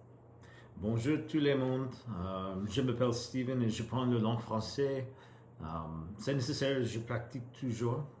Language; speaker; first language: French; non-native, learner; English